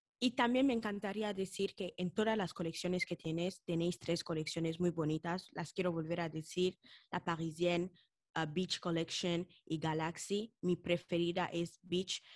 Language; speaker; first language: Spanish; non-native, local second language; Fang